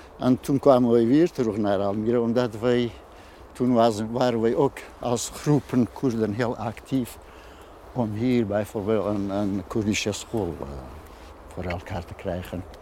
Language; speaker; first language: Dutch; non-native, fluent; Kurdish